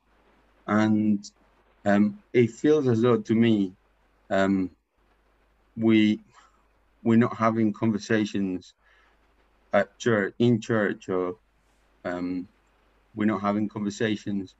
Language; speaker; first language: English; non-native, fluent; Spanish